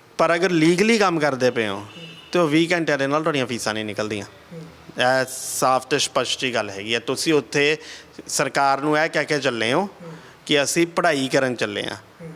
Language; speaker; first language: Punjabi; early bilingual, heritage; Punjabi